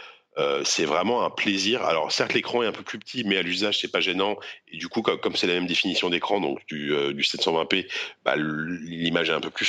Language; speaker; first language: French; native; French